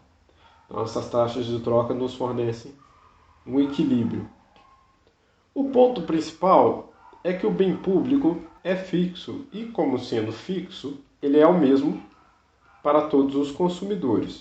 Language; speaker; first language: Portuguese; native; Portuguese